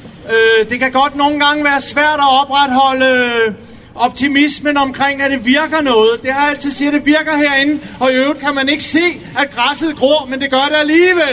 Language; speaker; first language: Danish; native; Danish